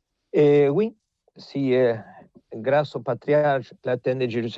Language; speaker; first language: French; non-native, fluent; Spanish